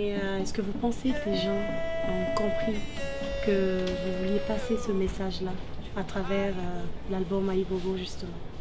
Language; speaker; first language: French; native; French